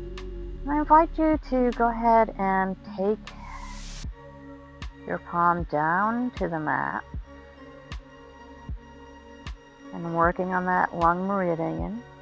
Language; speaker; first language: English; native; English